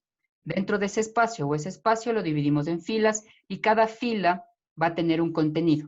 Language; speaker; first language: Spanish; native; Spanish